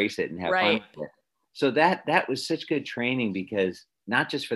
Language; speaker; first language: English; native; English